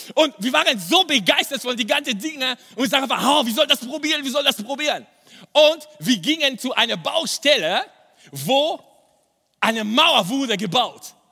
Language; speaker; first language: German; non-native, fluent; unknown